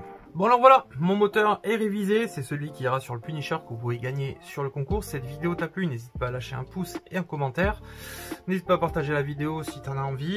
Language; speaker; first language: French; native; French